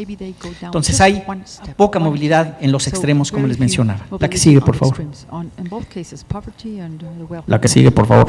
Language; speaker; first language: Spanish; native; Spanish